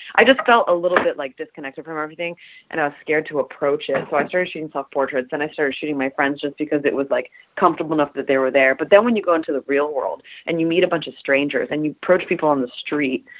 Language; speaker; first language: English; early bilingual, other home language; Polish